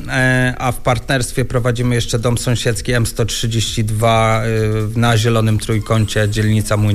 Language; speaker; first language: Polish; native; Polish